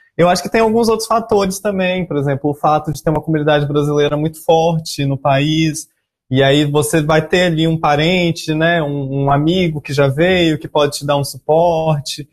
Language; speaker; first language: Portuguese; native; Portuguese